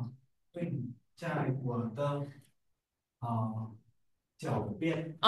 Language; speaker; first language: Chinese; non-native, learner; Vietnamese